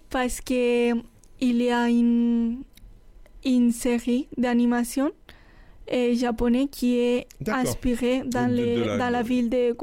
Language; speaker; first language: French; non-native, learner; Spanish